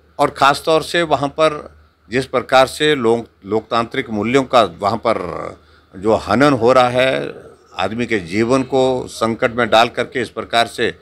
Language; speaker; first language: Hindi; native; Hindi